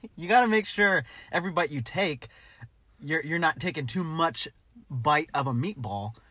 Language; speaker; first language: English; early bilingual, other home language; Filipino